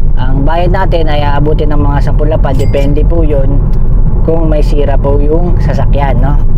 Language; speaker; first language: Filipino; native; Filipino